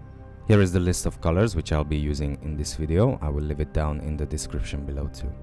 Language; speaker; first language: English; non-native, fluent; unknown